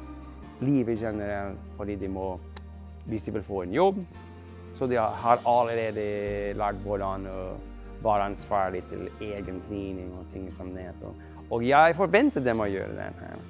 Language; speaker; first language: Norwegian; non-native, fluent; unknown